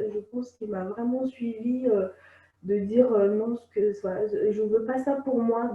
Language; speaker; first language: French; non-native, local second language; Sango